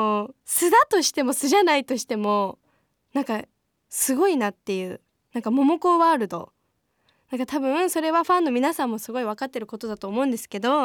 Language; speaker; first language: Japanese; native; Japanese